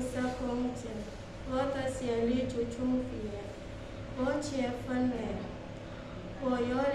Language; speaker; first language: Chinese; non-native, learner; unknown